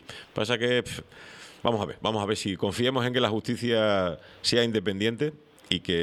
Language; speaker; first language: Spanish; native; Spanish